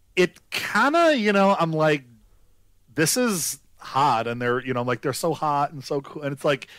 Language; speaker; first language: English; native; English